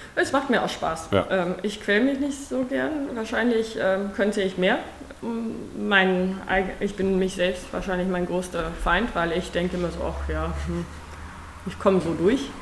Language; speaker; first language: German; non-native, fluent; Afrikaans